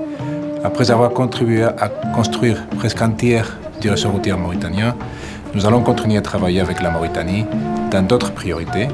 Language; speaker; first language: French; native; French